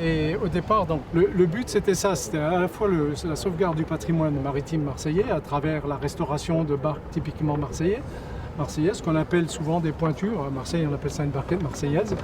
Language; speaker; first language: French; native; French